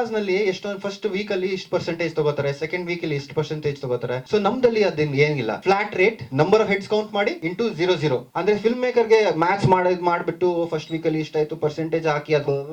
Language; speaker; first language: Kannada; non-native, local second language; Marathi